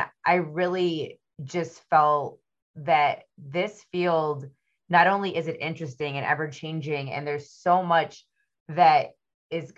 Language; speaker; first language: English; native; English